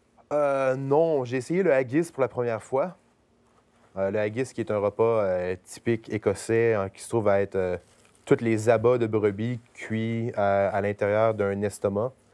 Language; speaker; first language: French; native; French